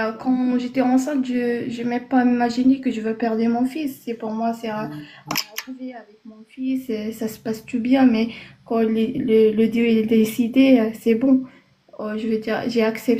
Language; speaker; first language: French; non-native, learner; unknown